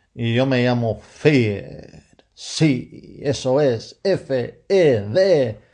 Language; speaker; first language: Spanish; non-native, fluent; English